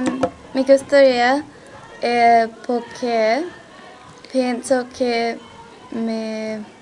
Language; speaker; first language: Spanish; non-native, learner; English